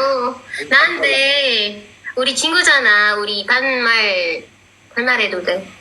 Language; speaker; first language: Korean; non-native, learner; Filipino